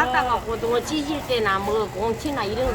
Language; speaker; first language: Korean; native; Korean